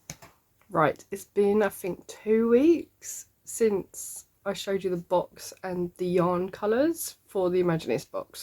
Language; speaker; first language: English; native; English